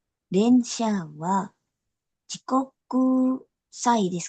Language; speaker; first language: Japanese; non-native, learner; Indonesian